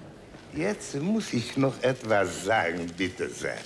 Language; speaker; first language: German; non-native, fluent; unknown